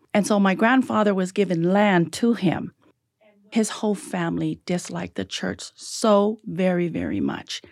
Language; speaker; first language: English; early bilingual, other home language; Tongan